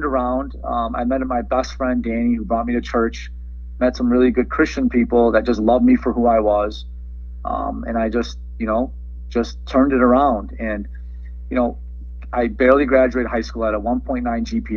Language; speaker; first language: English; early bilingual, other home language; Persian